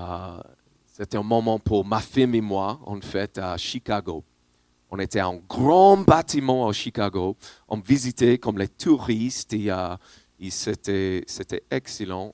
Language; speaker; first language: French; non-native, learner; English